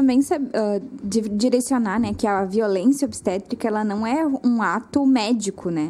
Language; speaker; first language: Portuguese; native; Portuguese